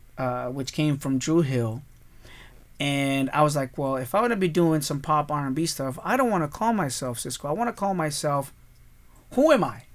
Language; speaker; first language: English; early bilingual, other home language; Spanish